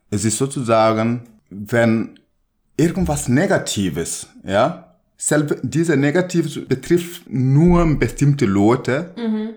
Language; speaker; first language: German; non-native, fluent; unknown